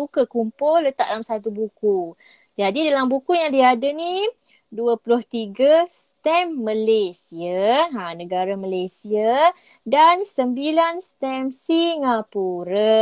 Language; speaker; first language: Malay; native; Malay